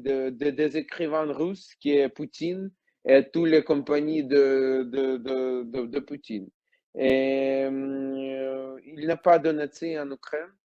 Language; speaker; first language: French; non-native, learner; Ukrainian